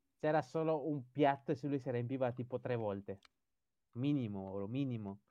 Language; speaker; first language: Italian; early bilingual, other home language; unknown